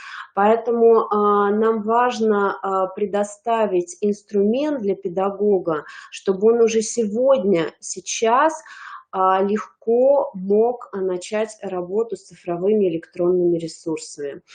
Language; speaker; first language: Russian; native; Russian